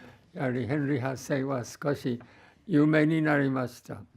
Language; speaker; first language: Japanese; non-native, fluent; English